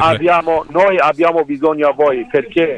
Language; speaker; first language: Italian; non-native, learner; Kurdish